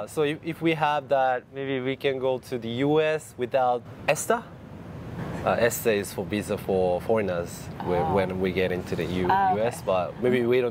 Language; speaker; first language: English; non-native, fluent; Japanese